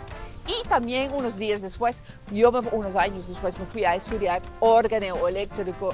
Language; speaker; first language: Spanish; non-native, fluent; Dutch